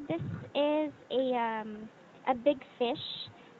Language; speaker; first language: English; non-native, local second language; Filipino